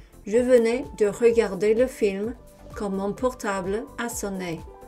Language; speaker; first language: French; non-native, fluent; English